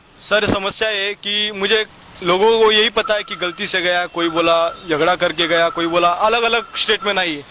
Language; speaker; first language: Hindi; non-native, local second language; Marathi